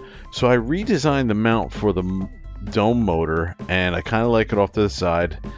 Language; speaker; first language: English; native; English